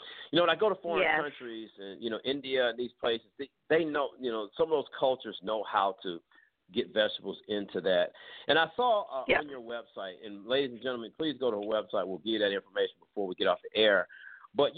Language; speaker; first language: English; native; English